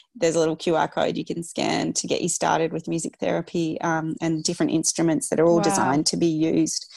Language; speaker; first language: English; native; English